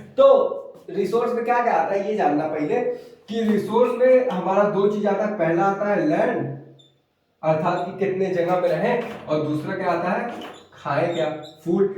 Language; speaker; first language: Hindi; native; Hindi